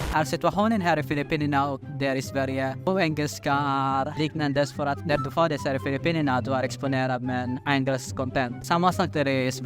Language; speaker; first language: Swedish; non-native, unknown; Filipino